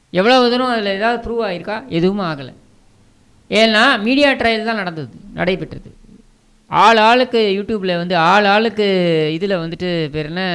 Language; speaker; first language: Tamil; native; Tamil